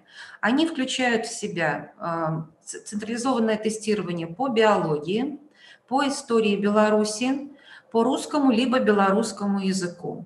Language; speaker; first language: Russian; native; Russian